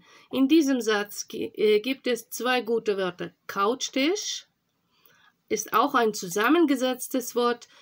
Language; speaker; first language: German; non-native, fluent; Russian